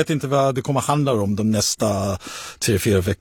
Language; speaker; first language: Swedish; non-native, fluent; Hebrew